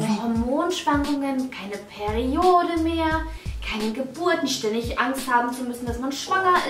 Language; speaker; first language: German; native; German